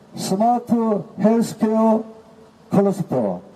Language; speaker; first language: Korean; native; Korean